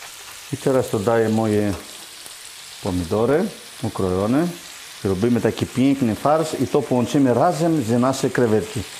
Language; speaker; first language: Polish; non-native, learner; Greek